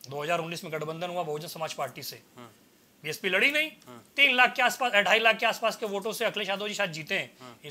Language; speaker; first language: Hindi; native; Hindi